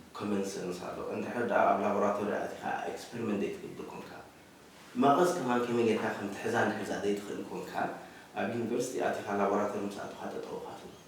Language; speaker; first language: Tigrinya; native; Tigrinya